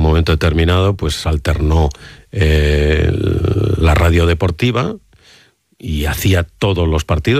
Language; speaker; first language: Spanish; native; Spanish